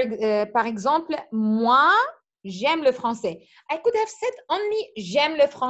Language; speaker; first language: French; non-native, fluent; Arabic